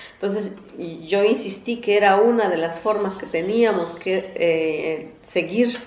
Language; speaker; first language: Spanish; non-native, local second language; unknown